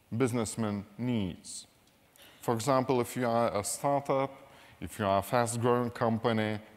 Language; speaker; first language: English; non-native, fluent; Lithuanian